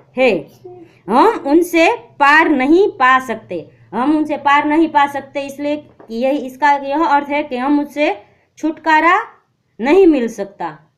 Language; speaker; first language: Hindi; non-native, local second language; Gujarati